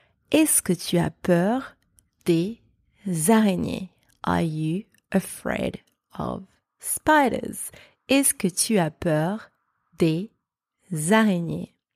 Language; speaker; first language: French; native; French